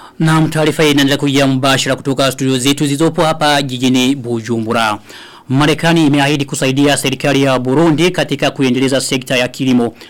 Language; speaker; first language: Swahili; non-native, local second language; Rundi